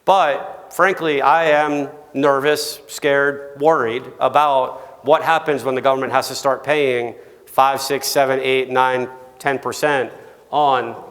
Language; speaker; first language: English; native; English